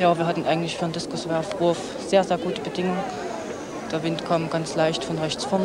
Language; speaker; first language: German; native; German